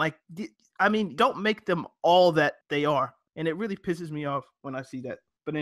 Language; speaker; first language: English; native; English